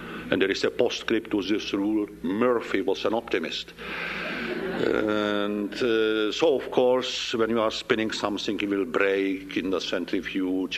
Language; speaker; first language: English; non-native, fluent; Czech